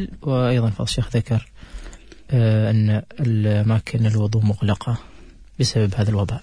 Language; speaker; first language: Arabic; native; Arabic